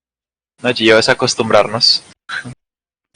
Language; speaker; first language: Spanish; native; Spanish